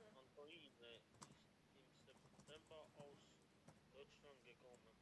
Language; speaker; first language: German; non-native, learner; Macedonian